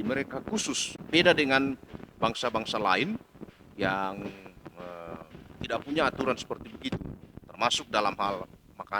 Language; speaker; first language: Indonesian; native; Indonesian